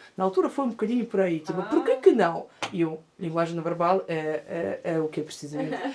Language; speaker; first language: Portuguese; non-native, fluent; Russian